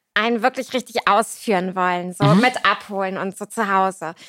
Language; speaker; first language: German; native; German